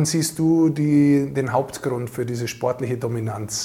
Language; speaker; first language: German; native; German